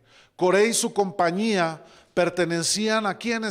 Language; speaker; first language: Spanish; native; Spanish